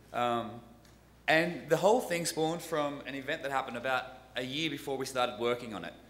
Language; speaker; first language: English; native; English